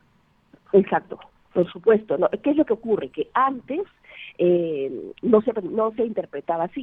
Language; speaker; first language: Spanish; native; Spanish